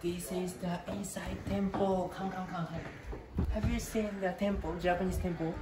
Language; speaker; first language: English; non-native, learner; Japanese